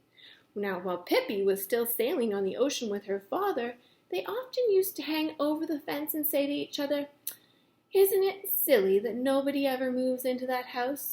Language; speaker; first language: English; native; English